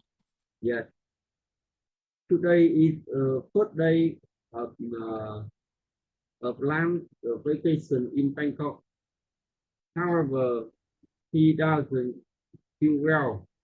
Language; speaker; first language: English; non-native, learner; Vietnamese